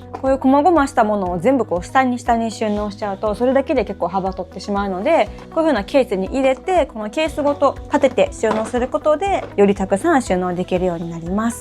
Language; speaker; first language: Japanese; native; Japanese